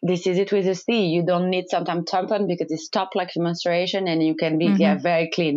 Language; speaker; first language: English; non-native, learner; French